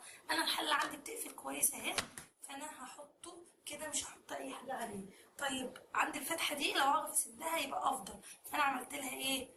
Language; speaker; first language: Arabic; native; Arabic